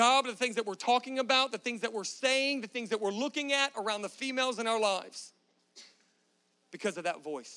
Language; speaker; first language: English; native; English